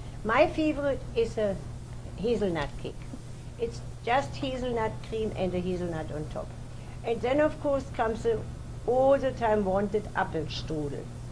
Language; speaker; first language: English; non-native, fluent; German